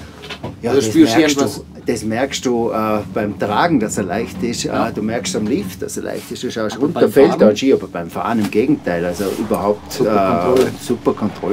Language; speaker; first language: German; native; German